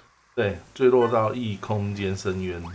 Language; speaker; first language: Chinese; native; Chinese